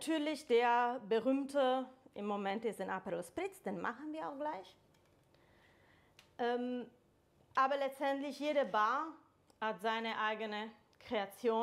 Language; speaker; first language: German; non-native, fluent; Italian